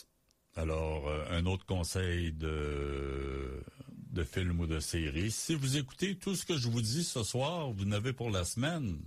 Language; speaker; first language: French; native; French